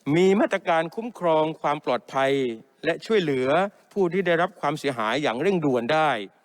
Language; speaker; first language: Thai; non-native, local second language; Pattani Malay